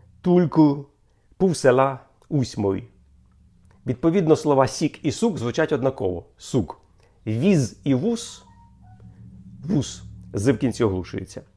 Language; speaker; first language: Ukrainian; native; Ukrainian